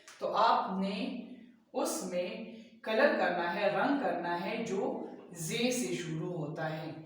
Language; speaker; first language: Urdu; non-native, local second language; Punjabi